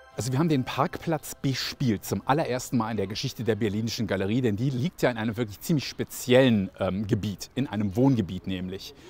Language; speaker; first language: German; native; German